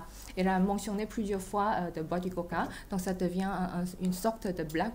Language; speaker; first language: French; non-native, fluent; Chinese